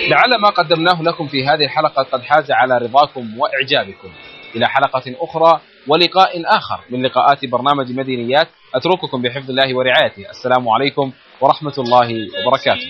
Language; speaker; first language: Arabic; native; Arabic